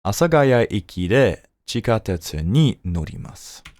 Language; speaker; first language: Japanese; non-native, learner; English